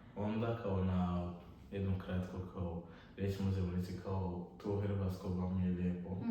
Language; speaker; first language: Bosnian; non-native, learner; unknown